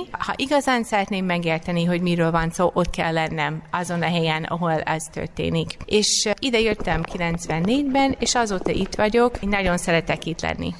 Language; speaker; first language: Hungarian; non-native, fluent; English